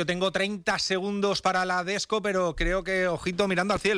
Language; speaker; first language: Spanish; native; Spanish